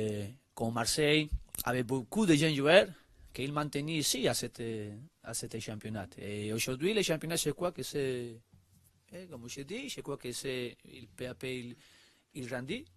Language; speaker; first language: French; non-native, learner; Spanish